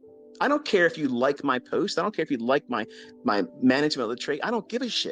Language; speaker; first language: English; native; English